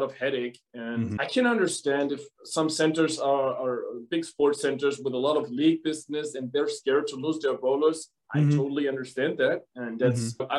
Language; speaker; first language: English; non-native, fluent; German